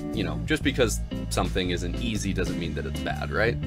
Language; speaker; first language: English; native; English